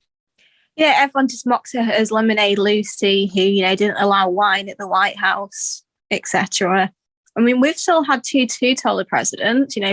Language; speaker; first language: English; native; English